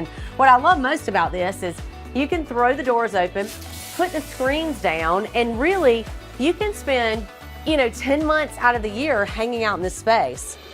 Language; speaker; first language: English; native; English